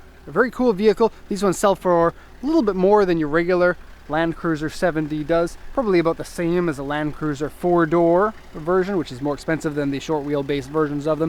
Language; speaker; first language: English; native; English